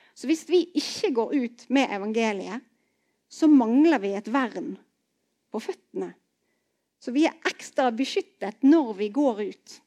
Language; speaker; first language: Norwegian; native; Norwegian